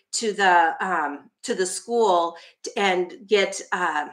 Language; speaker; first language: English; native; English